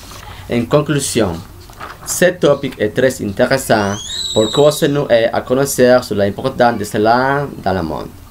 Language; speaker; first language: French; non-native, learner; Spanish